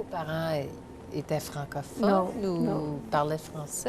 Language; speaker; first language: French; native; French